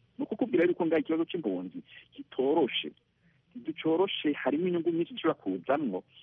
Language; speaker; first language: Rundi; native; Rundi